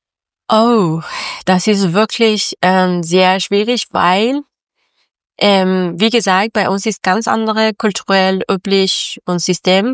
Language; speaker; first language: German; non-native, learner; Persian